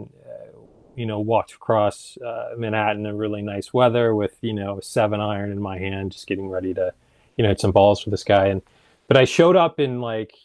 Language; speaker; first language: English; native; English